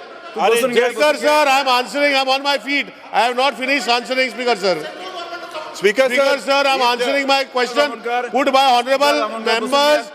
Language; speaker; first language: English; non-native, local second language; Konkani